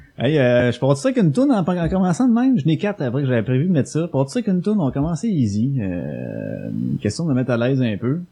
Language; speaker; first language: French; native; French